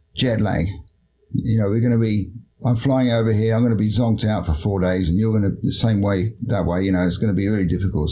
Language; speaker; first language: English; native; English